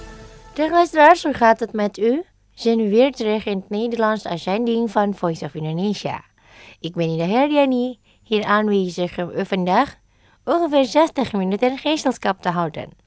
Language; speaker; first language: Dutch; non-native, fluent; Indonesian